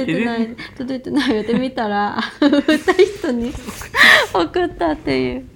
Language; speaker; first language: Japanese; non-native, fluent; Cantonese